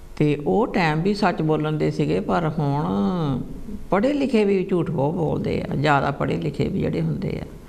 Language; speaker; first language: Punjabi; native; Punjabi